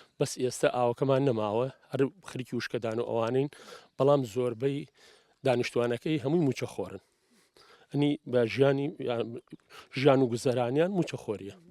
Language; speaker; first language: Central Kurdish; native; Central Kurdish